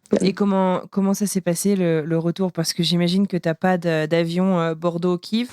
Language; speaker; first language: French; native; French